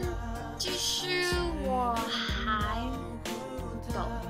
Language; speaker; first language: Chinese; non-native, learner; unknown